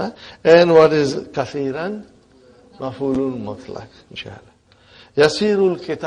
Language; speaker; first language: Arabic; non-native, fluent; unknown